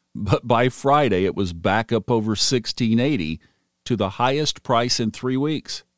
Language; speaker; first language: English; native; English